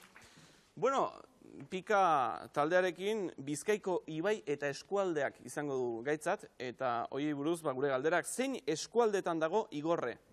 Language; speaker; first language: Basque; native; Basque